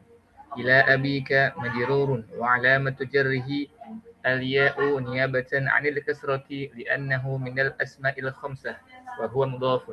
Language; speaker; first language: Arabic; non-native, learner; Indonesian